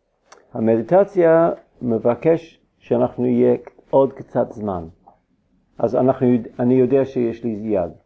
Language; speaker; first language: Hebrew; non-native, fluent; English